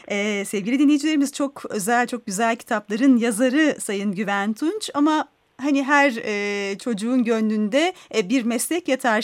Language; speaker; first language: Turkish; native; Turkish